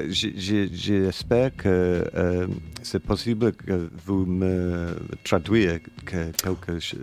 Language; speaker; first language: French; non-native, learner; English